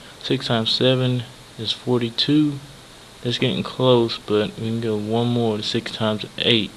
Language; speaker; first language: English; native; English